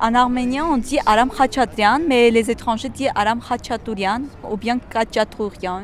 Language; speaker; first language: French; non-native, fluent; Armenian